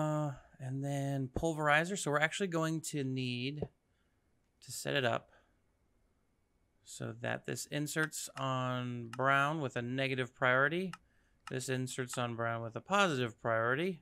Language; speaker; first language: English; native; English